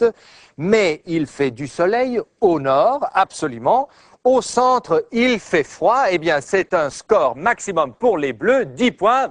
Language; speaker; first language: French; native; French